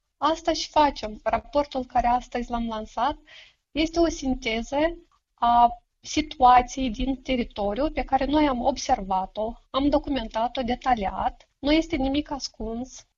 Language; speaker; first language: Romanian; native; Romanian